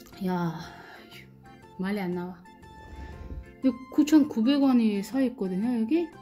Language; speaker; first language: Korean; non-native, fluent; Uzbek